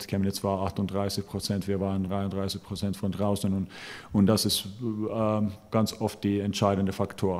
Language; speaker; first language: German; non-native, fluent; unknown